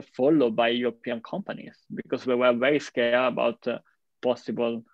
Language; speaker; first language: English; non-native, fluent; Italian